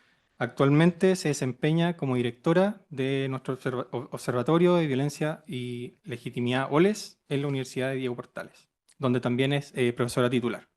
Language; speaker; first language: Spanish; native; Spanish